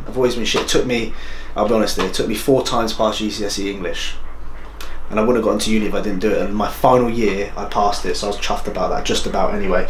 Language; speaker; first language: English; native; English